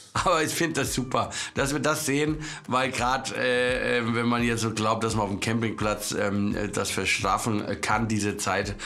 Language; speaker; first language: German; native; German